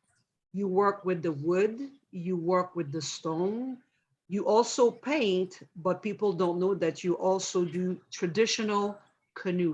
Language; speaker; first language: English; non-native, fluent; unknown